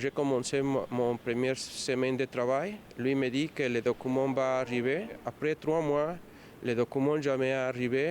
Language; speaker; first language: French; non-native, fluent; Spanish